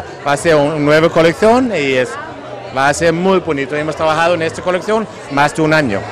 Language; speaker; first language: Spanish; non-native, learner; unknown